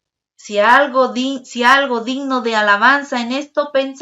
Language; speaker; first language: Spanish; native; Spanish